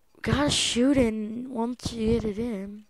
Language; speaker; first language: English; native; English